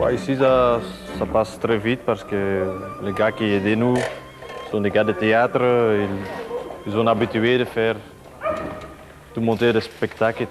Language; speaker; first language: French; non-native, local second language; Dutch